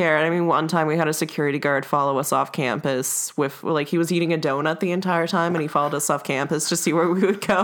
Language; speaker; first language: English; non-native, fluent; Russian